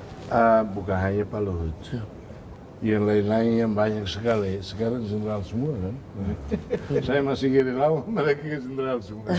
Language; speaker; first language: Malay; non-native, local second language; Portuguese